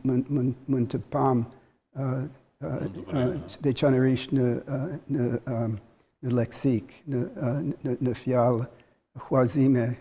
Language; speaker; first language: Albanian; non-native, learner; English